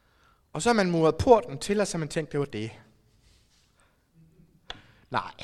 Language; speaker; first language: Danish; native; Danish